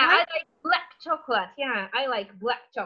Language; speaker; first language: English; non-native, fluent; Russian